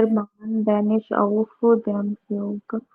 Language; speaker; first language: German; non-native, learner; Hindi